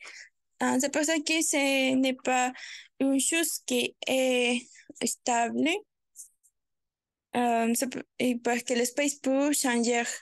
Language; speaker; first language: French; non-native, learner; Spanish